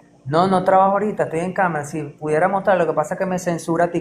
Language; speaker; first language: Spanish; native; Spanish